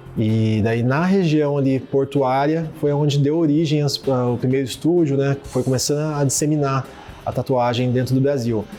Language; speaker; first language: Portuguese; native; Portuguese